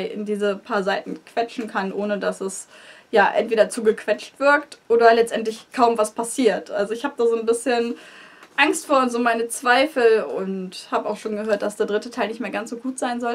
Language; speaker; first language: German; native; German